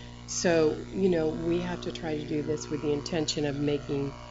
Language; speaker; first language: English; native; English